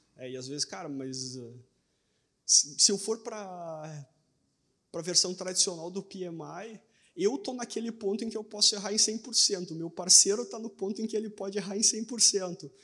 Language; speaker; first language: Portuguese; native; Portuguese